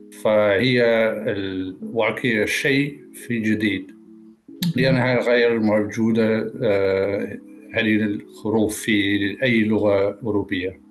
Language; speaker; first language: Arabic; non-native, learner; Dutch